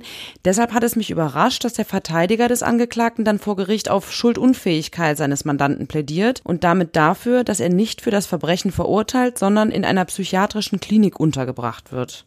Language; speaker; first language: German; native; German